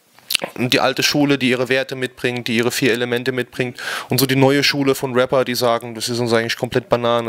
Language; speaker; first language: German; native; German